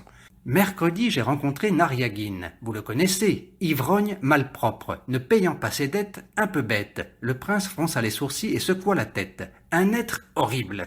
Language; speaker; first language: French; native; French